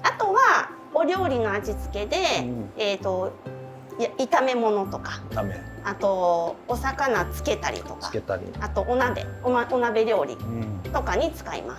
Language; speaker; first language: Japanese; native; Japanese